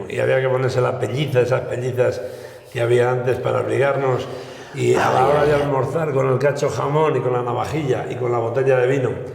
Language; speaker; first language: Spanish; native; Spanish